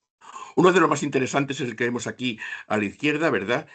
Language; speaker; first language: Spanish; native; Spanish